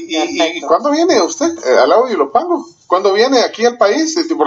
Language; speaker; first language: Spanish; native; Spanish